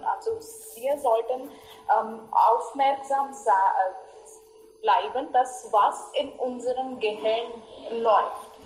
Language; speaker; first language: German; non-native, learner; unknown